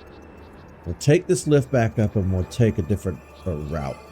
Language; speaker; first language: English; native; English